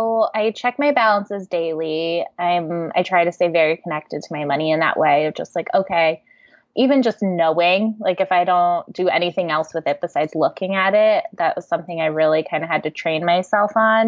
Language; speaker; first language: English; native; English